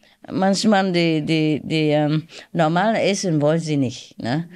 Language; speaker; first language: German; non-native, learner; Vietnamese